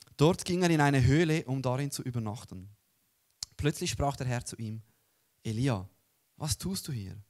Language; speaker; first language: German; native; German